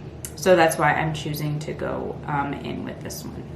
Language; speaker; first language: English; native; English